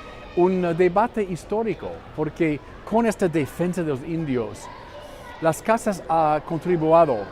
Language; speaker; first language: Spanish; non-native, fluent; English